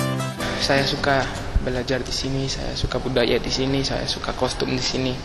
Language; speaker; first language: Indonesian; non-native, learner; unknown